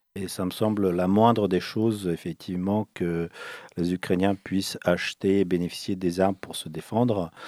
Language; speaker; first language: French; early bilingual, other home language; Bosnian